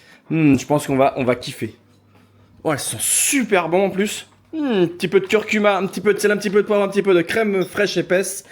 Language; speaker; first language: French; native; French